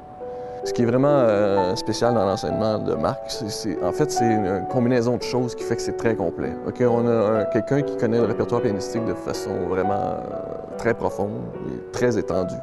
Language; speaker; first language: French; native; French